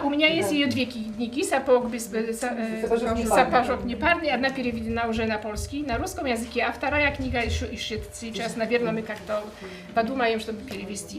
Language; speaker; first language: Russian; non-native, fluent; Polish